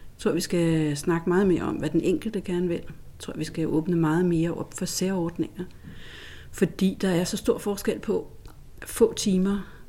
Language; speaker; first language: Danish; native; Danish